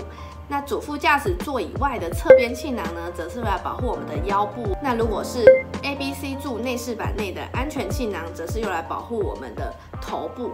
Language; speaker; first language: Chinese; native; Chinese